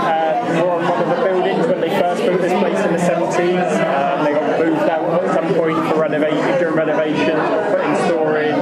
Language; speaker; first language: English; native; English